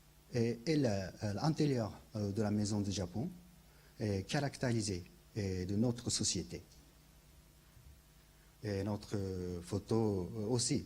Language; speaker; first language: French; non-native, learner; Japanese